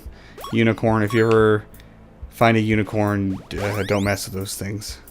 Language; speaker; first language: English; native; English